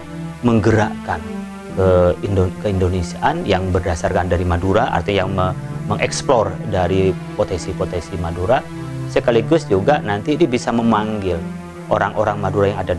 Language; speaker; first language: Indonesian; non-native, local second language; Madurese